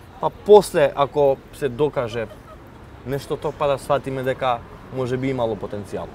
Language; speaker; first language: Macedonian; non-native, local second language; Albanian